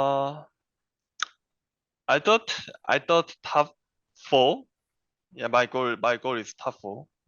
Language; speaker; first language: English; non-native, learner; Korean